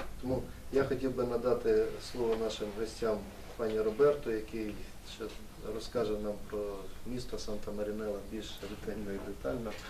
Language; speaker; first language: Ukrainian; native; Ukrainian